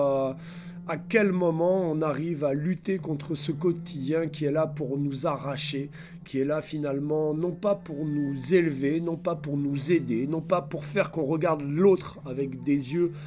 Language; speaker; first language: French; native; French